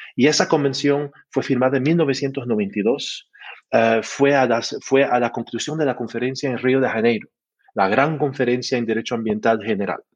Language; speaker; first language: Spanish; early bilingual, heritage; Spanish